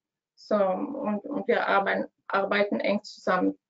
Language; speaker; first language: German; non-native, learner; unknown